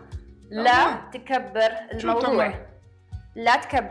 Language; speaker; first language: Arabic; native; Arabic